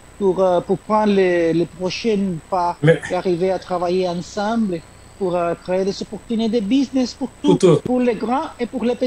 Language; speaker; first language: French; non-native, fluent; Spanish